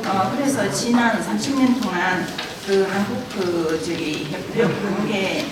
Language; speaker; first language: Korean; non-native, fluent; Vietnamese